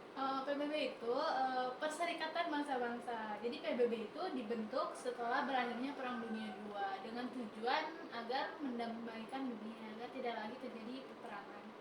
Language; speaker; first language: Indonesian; native; Indonesian